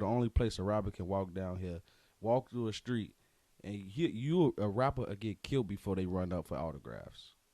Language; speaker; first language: English; native; English